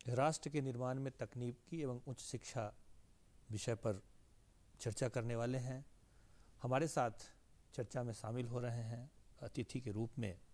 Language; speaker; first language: Hindi; native; Hindi